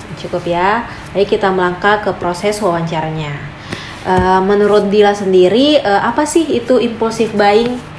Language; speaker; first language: Indonesian; native; Indonesian